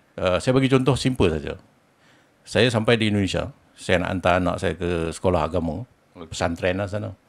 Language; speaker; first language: Malay; native; Malay